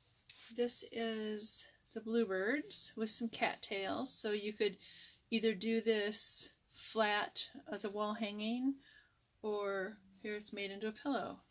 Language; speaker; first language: English; native; English